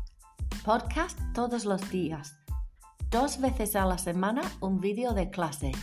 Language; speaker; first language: Spanish; non-native, fluent; English